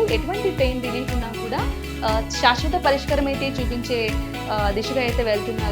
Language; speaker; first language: Telugu; native; Telugu